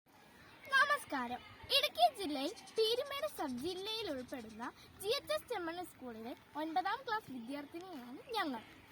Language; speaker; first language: Malayalam; native; Malayalam